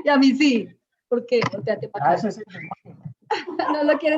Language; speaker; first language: Spanish; native; Spanish